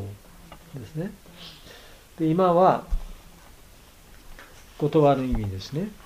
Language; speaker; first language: Japanese; non-native, learner; Bangla